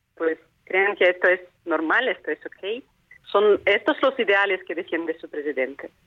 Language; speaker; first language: Spanish; non-native, fluent; Ukrainian